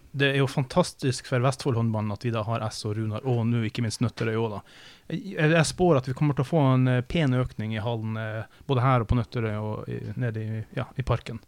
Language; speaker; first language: Norwegian; native; Norwegian